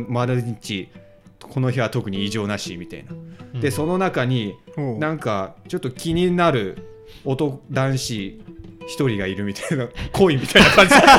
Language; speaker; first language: Japanese; native; Japanese